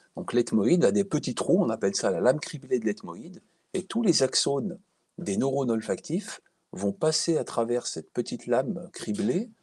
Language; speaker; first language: French; native; French